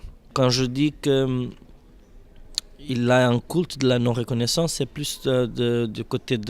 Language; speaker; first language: French; non-native, fluent; Portuguese